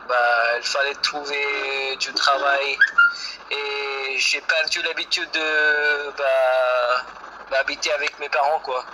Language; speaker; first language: French; non-native, fluent; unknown